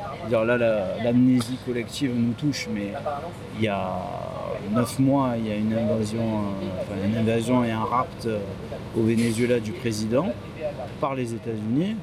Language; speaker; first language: French; native; French